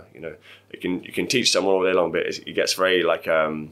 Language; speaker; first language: English; native; English